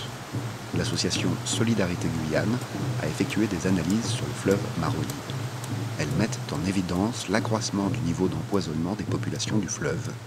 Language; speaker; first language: French; native; French